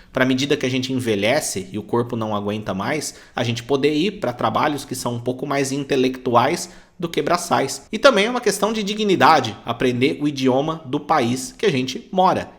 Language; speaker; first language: Portuguese; native; Portuguese